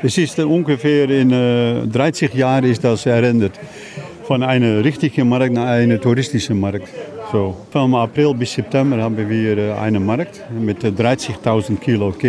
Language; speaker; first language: German; non-native, learner; Dutch